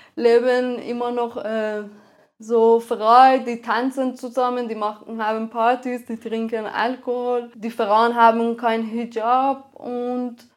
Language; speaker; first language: German; non-native, fluent; Persian